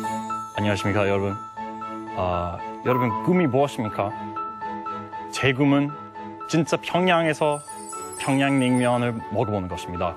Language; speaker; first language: Korean; non-native, fluent; English